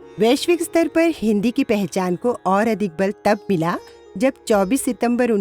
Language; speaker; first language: Hindi; native; Hindi